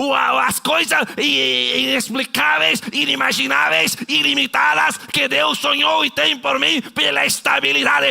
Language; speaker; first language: Portuguese; non-native, fluent; Spanish